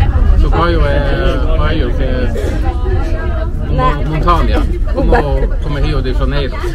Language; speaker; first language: Portuguese; non-native, learner; Norwegian